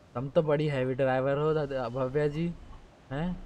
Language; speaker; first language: Hindi; native; Hindi